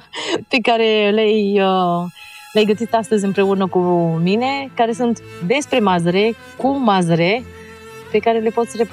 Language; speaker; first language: Romanian; native; Romanian